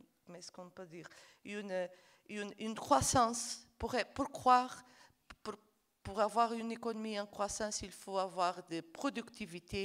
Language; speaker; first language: French; non-native, fluent; Portuguese